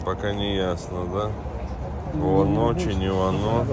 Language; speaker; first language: Russian; native; Russian